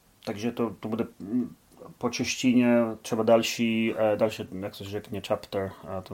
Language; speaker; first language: Czech; non-native, learner; Polish